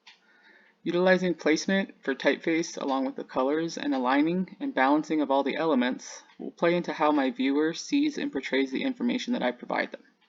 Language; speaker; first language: English; native; English